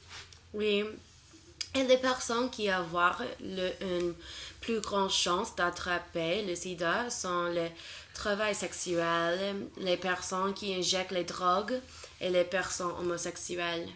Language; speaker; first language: French; non-native, learner; English